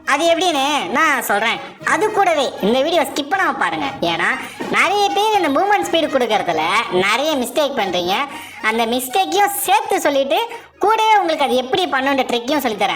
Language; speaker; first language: Tamil; native; Tamil